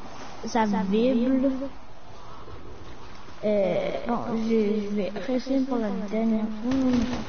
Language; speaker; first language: French; native; French